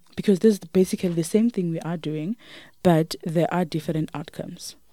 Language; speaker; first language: English; non-native, local second language; Northern Sotho